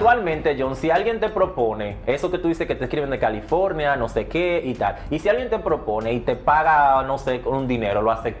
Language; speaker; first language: Spanish; native; Spanish